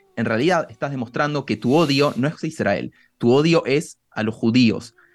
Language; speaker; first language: Spanish; native; Spanish